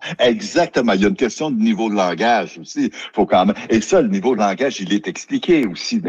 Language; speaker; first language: French; native; French